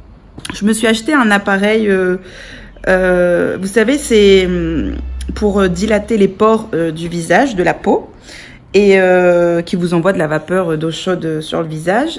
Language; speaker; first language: French; native; French